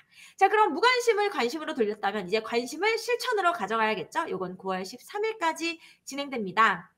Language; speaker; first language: Korean; native; Korean